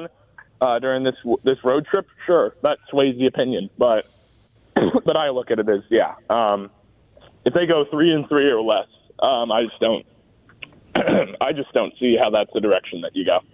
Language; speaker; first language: English; native; English